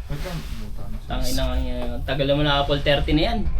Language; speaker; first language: Filipino; native; Filipino